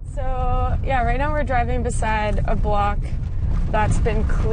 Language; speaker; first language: English; native; English